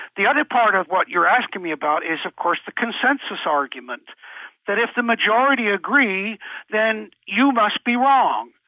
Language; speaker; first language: English; native; English